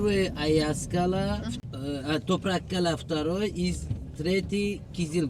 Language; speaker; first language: Russian; non-native, learner; Uzbek